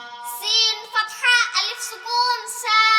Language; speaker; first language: Arabic; non-native, learner; Bangla